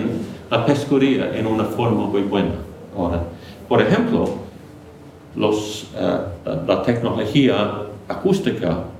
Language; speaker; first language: Spanish; non-native, fluent; English